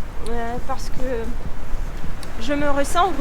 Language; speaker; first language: French; non-native, fluent; Russian